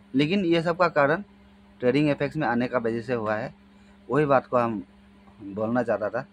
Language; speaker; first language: Hindi; non-native, local second language; Adi